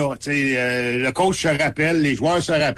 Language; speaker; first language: French; native; French